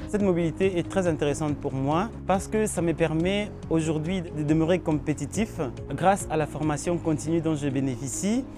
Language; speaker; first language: French; non-native, local second language; Lingala